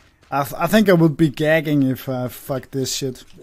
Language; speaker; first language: English; non-native, fluent; German